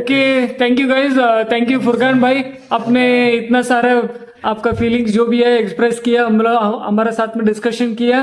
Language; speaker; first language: Hindi; non-native, local second language; Kannada